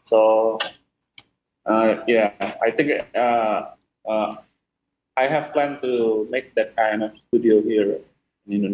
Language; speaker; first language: English; non-native, fluent; Indonesian